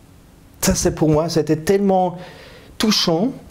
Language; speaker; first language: French; non-native, fluent; German